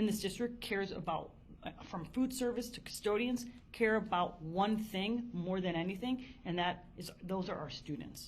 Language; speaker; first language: English; native; English